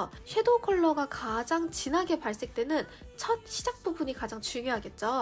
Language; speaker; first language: Korean; native; Korean